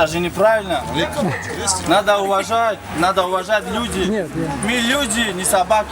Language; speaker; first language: Russian; non-native, learner; Tajik